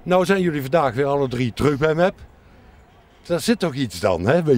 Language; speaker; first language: Dutch; native; Dutch